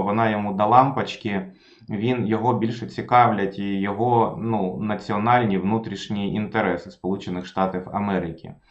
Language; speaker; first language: Ukrainian; non-native, local second language; Russian